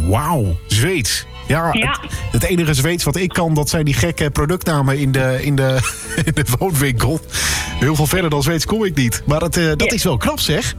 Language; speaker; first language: Dutch; native; Dutch